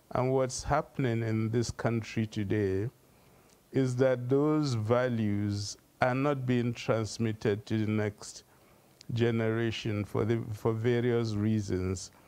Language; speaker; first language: English; non-native, local second language; Hausa